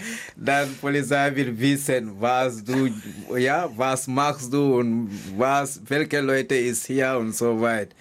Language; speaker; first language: German; non-native, learner; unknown